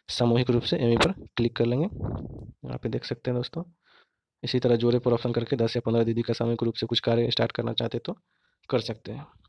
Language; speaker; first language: Hindi; native; Hindi